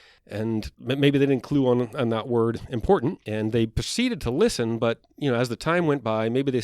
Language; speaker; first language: English; native; English